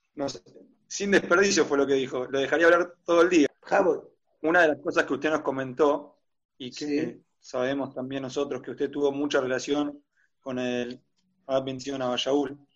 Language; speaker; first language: Spanish; native; Spanish